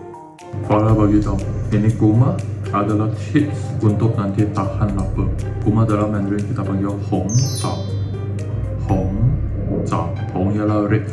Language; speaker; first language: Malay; non-native, local second language; Chinese